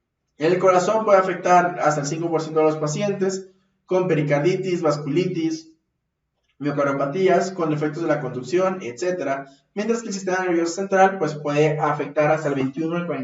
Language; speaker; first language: Spanish; native; Spanish